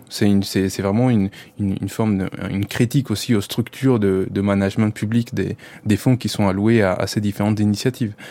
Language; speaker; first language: French; non-native, fluent; Spanish